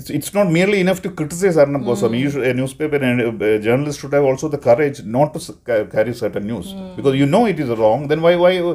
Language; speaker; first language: English; non-native, local second language; Malayalam